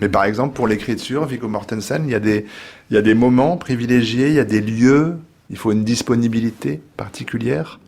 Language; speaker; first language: French; native; French